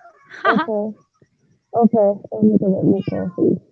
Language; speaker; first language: English; non-native, local second language; Cebuano